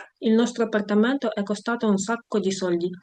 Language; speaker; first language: Italian; non-native, fluent; Ukrainian